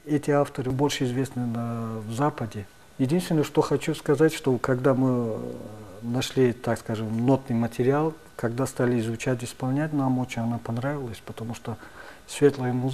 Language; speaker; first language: Russian; non-native, local second language; Tajik